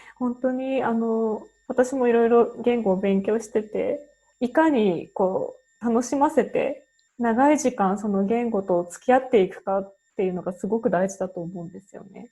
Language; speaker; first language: Japanese; native; Japanese